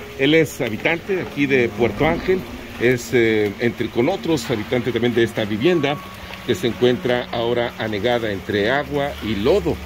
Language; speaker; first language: Spanish; native; Spanish